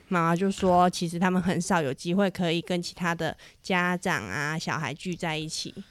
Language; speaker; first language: Chinese; native; Chinese